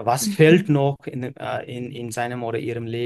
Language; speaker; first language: German; non-native, fluent; Nepali